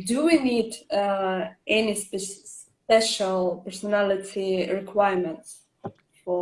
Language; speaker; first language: English; non-native, learner; Russian